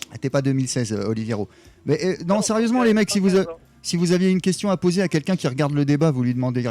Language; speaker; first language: French; native; French